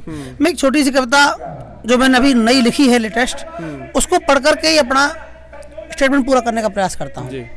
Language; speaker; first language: Hindi; native; Hindi